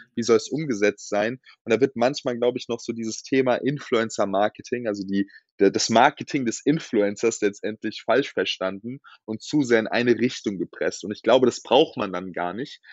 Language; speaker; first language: German; native; German